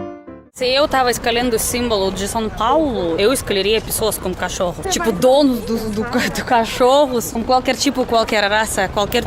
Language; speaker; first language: Portuguese; non-native, fluent; Russian